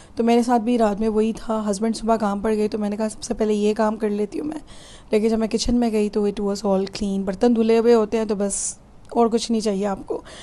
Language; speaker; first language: Urdu; native; Urdu